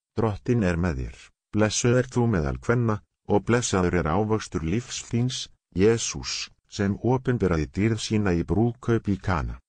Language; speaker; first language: Icelandic; non-native, learner; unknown